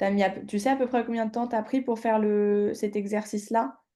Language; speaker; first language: French; native; French